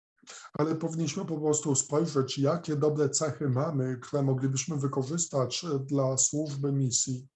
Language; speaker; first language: Polish; native; Polish